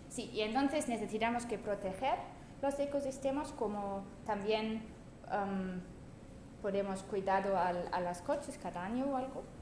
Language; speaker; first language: Spanish; non-native, fluent; German